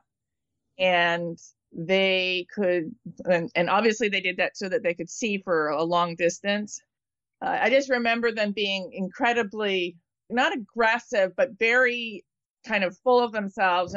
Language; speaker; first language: English; native; English